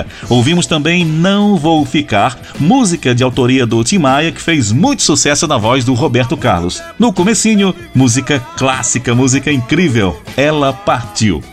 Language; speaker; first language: Portuguese; native; Portuguese